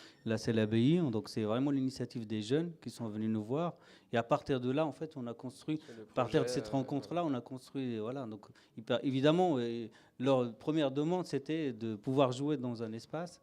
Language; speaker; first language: French; native; French